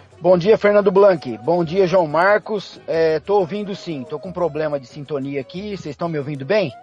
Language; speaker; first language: Portuguese; native; Portuguese